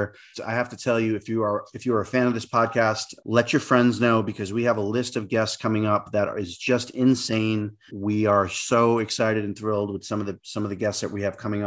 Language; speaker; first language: English; native; English